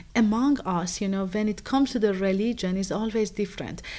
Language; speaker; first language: English; non-native, fluent; Persian